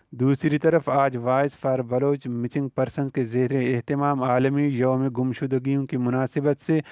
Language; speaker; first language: Urdu; non-native, local second language; Baluchi